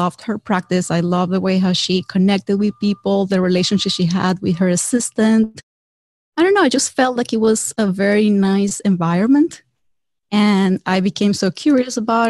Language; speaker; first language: English; non-native, fluent; Spanish